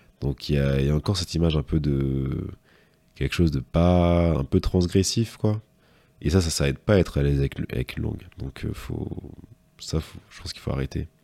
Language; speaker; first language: French; native; French